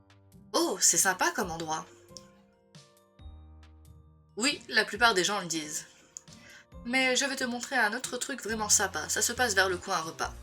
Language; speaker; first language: French; native; French